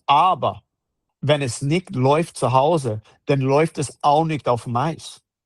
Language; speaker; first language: German; non-native, fluent; English